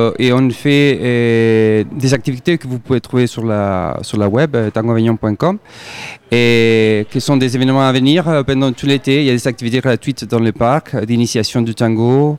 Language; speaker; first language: French; non-native, fluent; Spanish